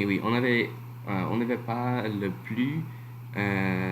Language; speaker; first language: French; non-native, learner; English